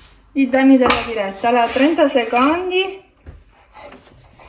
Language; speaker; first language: Italian; native; Italian